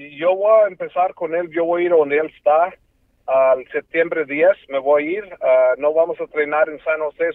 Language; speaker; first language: Spanish; early bilingual, heritage; Spanish